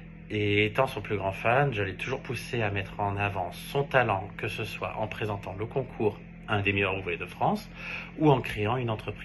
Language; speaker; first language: French; native; French